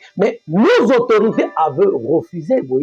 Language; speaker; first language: French; non-native, local second language; Lingala